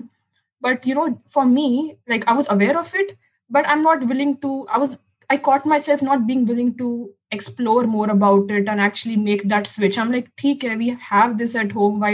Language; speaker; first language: English; non-native, local second language; Hindi